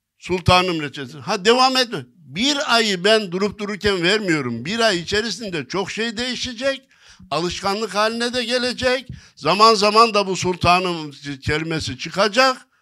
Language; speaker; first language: Turkish; native; Turkish